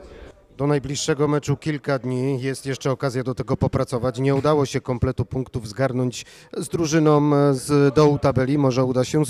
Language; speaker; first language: Polish; native; Polish